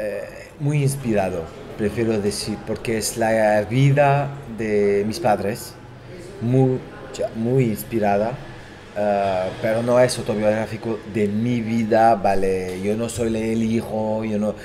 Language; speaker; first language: Spanish; non-native, fluent; Portuguese